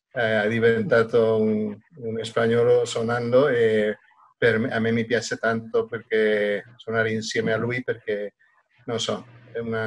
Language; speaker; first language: Italian; non-native, fluent; Spanish